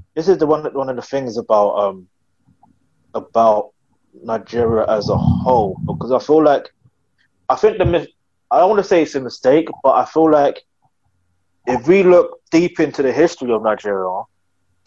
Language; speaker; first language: English; native; English